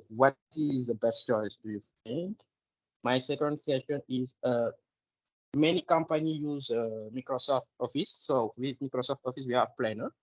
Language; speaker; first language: English; non-native, learner; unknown